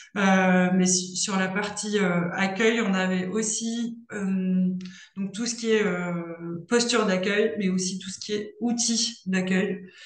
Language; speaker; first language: French; native; French